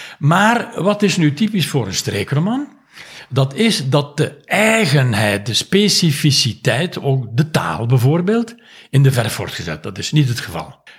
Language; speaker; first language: Dutch; native; Dutch